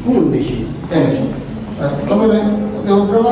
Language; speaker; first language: Italian; non-native, learner; Bangla